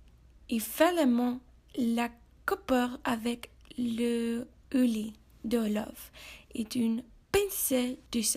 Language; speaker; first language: French; non-native, learner; English